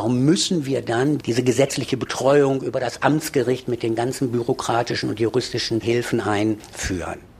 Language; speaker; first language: German; native; German